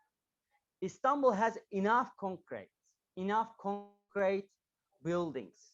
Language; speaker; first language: English; non-native, learner; Turkish